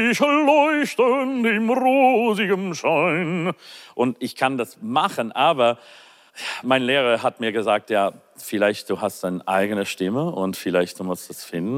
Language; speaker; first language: German; non-native, learner; English